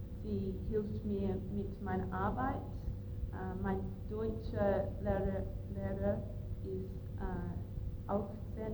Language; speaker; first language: German; non-native, learner; English